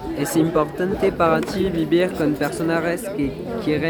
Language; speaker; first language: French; non-native, learner; Spanish